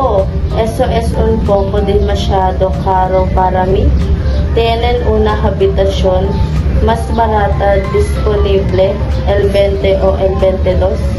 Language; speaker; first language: Spanish; non-native, learner; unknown